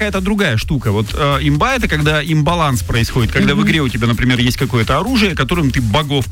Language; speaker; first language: Russian; native; Russian